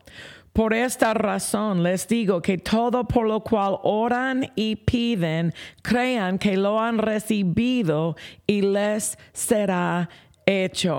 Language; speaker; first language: Spanish; non-native, fluent; English